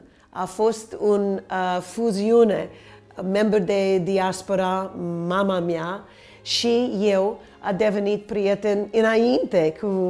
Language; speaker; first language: Romanian; early bilingual, heritage; Romanian